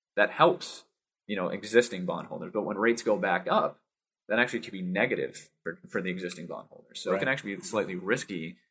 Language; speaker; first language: English; native; English